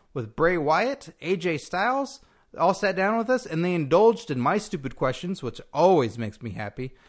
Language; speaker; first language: English; native; English